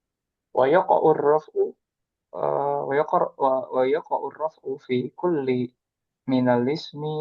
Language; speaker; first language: Arabic; non-native, learner; Indonesian